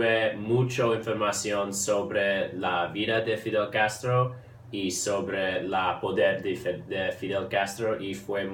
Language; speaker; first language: Spanish; early bilingual, heritage; English